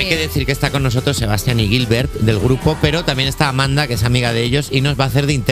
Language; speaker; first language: Spanish; native; Spanish